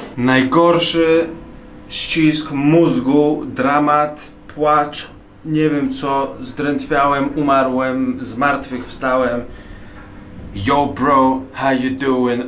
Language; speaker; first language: Polish; early bilingual, heritage; Polish